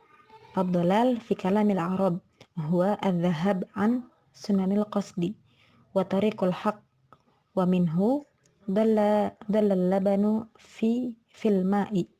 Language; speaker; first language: Arabic; non-native, learner; Indonesian